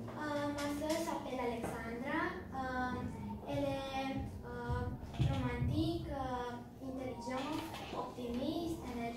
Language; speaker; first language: French; non-native, learner; Romanian